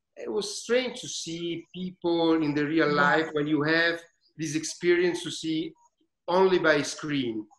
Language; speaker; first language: English; non-native, learner; Italian